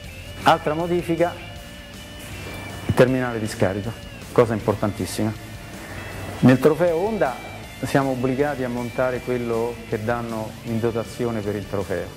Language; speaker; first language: Italian; native; Italian